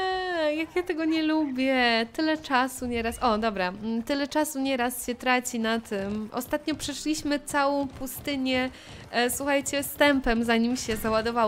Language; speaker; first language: Polish; native; Polish